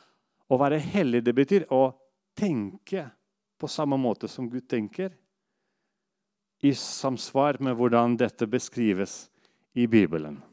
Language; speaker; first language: Norwegian; non-native, fluent; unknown